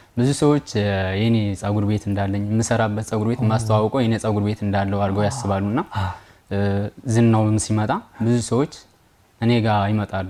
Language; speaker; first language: Amharic; native; Amharic